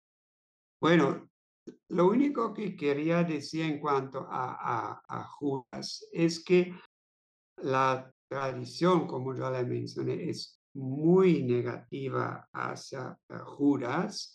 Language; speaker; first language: Spanish; non-native, fluent; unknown